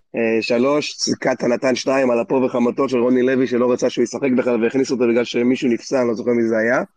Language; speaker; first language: Hebrew; native; Hebrew